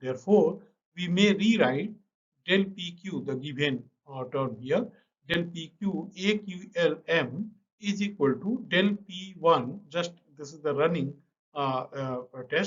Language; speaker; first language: English; non-native, local second language; Hindi